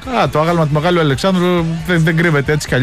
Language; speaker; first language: Greek; native; Greek